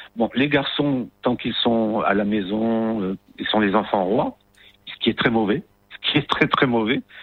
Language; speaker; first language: French; non-native, local second language; Arabic